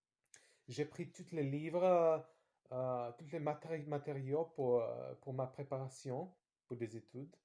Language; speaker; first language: French; non-native, fluent; Serbian